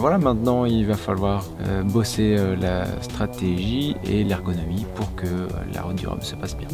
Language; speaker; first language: French; native; French